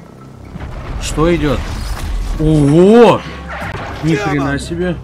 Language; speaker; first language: Russian; native; Russian